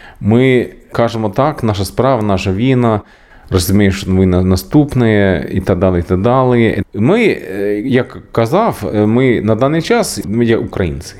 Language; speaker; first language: Ukrainian; non-native, learner; Swedish